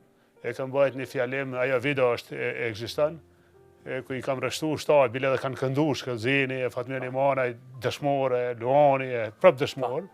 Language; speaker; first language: Albanian; native; Albanian